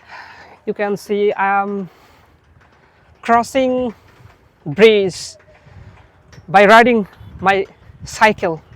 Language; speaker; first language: English; non-native, learner; Bangla